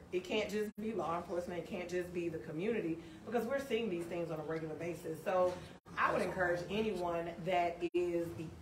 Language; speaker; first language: English; native; English